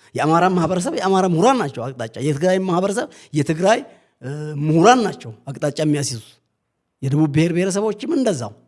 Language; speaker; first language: Amharic; non-native, local second language; Oromo